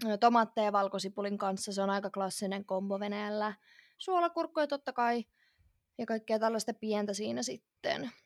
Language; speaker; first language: Finnish; early bilingual, other home language; Russian